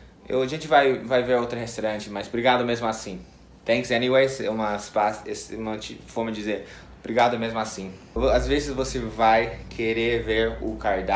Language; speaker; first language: Portuguese; non-native, fluent; English